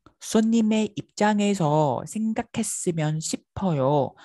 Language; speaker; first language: Korean; non-native, fluent; Vietnamese